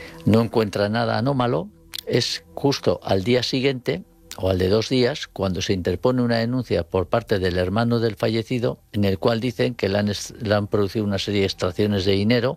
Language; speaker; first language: Spanish; native; Spanish